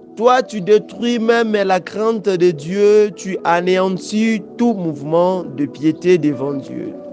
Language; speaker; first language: French; non-native, local second language; Lingala